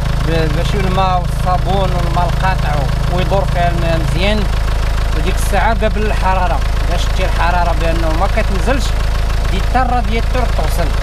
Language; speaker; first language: Arabic; native; Arabic